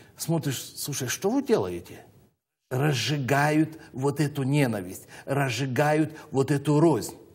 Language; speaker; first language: Russian; native; Russian